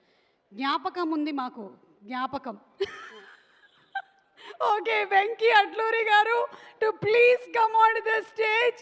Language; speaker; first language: Telugu; native; Telugu